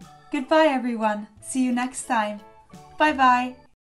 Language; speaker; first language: English; non-native, fluent; Italian